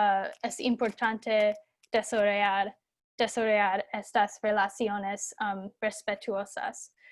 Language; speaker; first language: Spanish; non-native, fluent; English